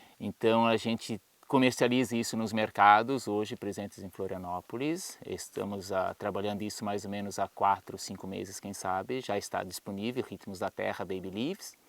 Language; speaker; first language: Portuguese; native; Portuguese